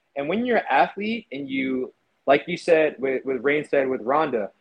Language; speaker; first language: English; native; English